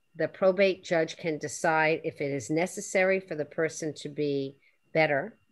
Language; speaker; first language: English; native; English